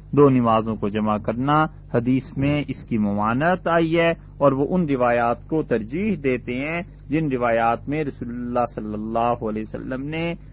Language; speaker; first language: Urdu; non-native, local second language; Punjabi